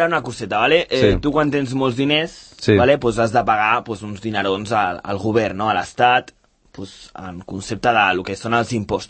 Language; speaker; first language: Catalan; native; Catalan